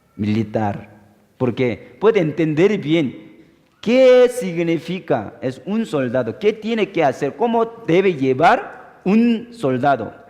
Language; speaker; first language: Spanish; non-native, fluent; Korean